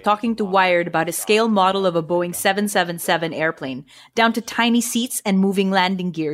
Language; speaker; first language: English; non-native, local second language; Filipino